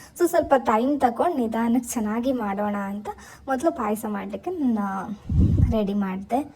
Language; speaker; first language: Kannada; native; Kannada